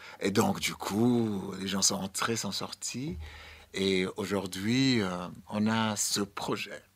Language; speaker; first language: French; non-native, fluent; English